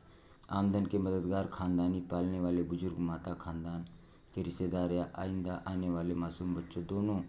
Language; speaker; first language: Hindi; native; Hindi